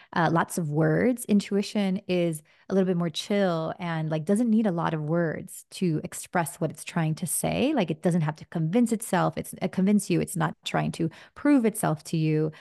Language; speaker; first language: English; early bilingual, other home language; Spanish